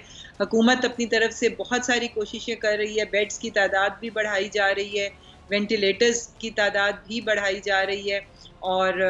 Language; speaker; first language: Urdu; native; Urdu